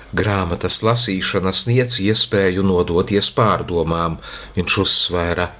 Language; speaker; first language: Latvian; native; Latvian